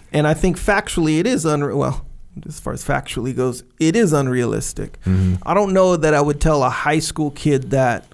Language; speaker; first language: English; native; English